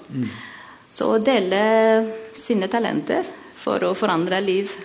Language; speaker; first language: Norwegian; non-native, learner; Malagasy